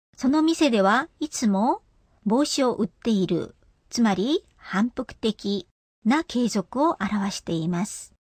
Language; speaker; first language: Japanese; non-native, fluent; Korean